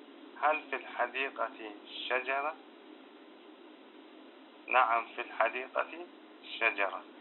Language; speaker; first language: Arabic; non-native, learner; Tigrinya